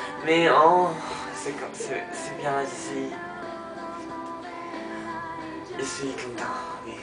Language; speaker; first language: French; non-native, learner; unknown